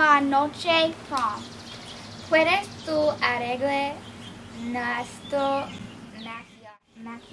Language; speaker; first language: Spanish; non-native, learner; English